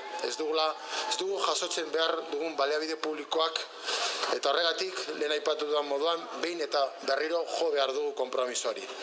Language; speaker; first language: Basque; native; Basque